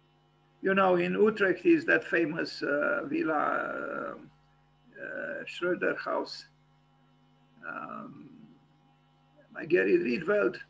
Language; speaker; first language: English; non-native, fluent; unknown